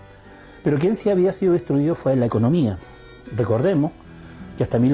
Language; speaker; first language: Spanish; native; Spanish